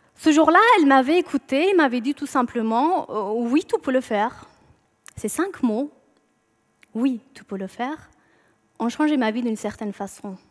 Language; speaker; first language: French; non-native, fluent; Persian